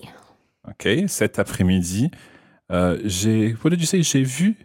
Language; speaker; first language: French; non-native, fluent; English